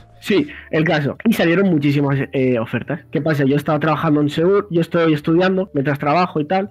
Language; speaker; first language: Spanish; early bilingual, other home language; Russian